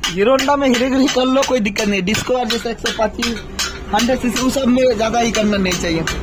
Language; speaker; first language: Hindi; non-native, local second language; Bangla